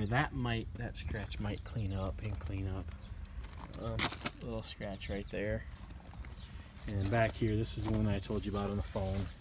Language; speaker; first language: English; native; English